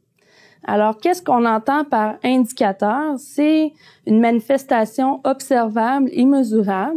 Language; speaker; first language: French; native; French